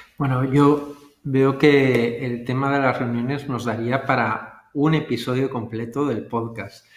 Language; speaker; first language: Spanish; native; Spanish